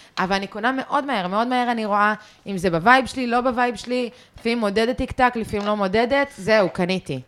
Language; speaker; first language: Hebrew; early bilingual, other home language; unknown